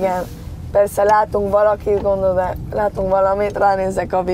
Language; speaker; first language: Hungarian; early bilingual, heritage; Spanish